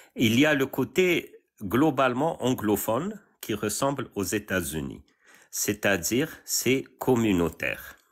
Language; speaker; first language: French; non-native, local second language; Arabic